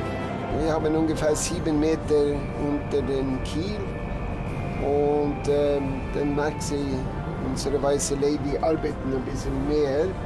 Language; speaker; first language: German; non-native, learner; Norwegian